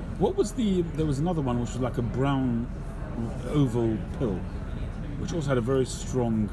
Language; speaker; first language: English; native; English